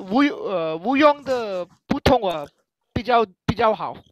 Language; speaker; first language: Chinese; non-native, learner; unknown